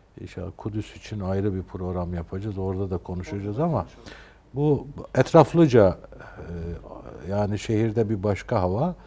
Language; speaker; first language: Turkish; native; Turkish